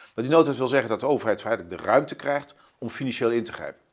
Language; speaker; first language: Dutch; native; Dutch